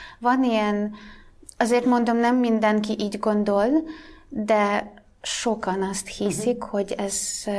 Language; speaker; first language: Hungarian; non-native, fluent; Russian